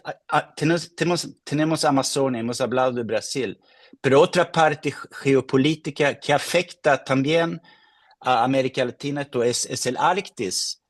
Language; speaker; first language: Spanish; non-native, fluent; Swedish